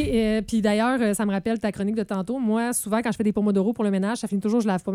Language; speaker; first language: French; native; French